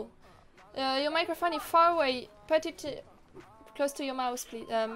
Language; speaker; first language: English; non-native, learner; French